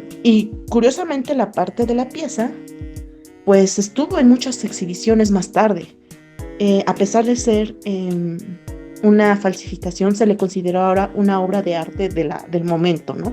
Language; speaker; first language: Spanish; native; Spanish